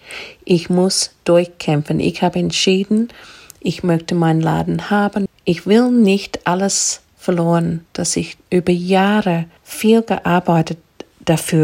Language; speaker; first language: German; non-native, fluent; English